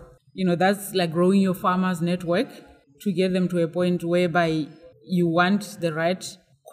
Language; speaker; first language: English; non-native, local second language; Tswana